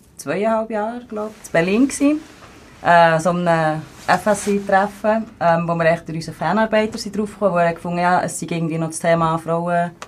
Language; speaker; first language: German; native; German